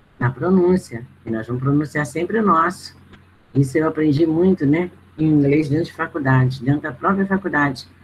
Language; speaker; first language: Portuguese; native; Portuguese